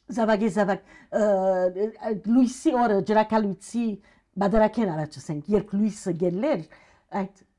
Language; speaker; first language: Armenian; early bilingual, heritage; Armenian